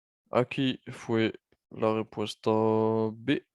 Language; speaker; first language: Spanish; non-native, fluent; French